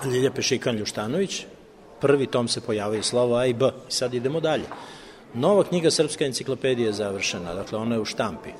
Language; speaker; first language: Serbian; native; Serbian